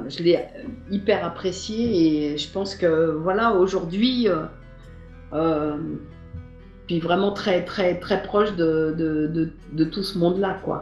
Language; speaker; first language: French; native; French